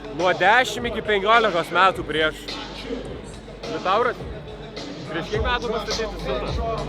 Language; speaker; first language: Lithuanian; native; Lithuanian